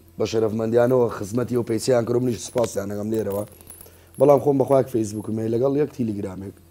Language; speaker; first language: Central Kurdish; native; Central Kurdish